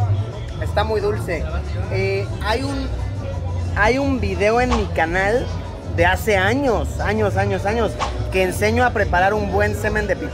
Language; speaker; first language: Spanish; native; Spanish